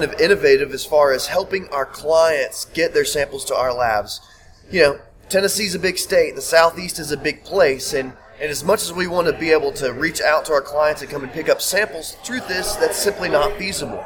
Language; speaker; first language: English; native; English